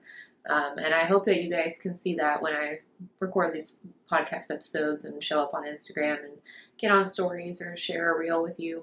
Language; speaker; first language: English; native; English